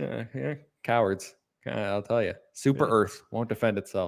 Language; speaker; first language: English; native; English